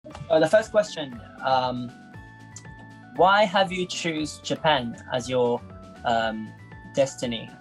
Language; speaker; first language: English; non-native, learner; Japanese